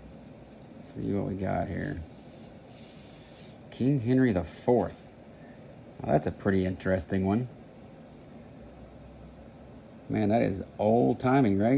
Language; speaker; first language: English; native; English